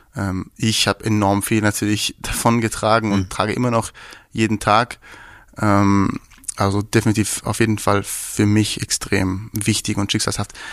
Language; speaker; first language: German; early bilingual, other home language; Persian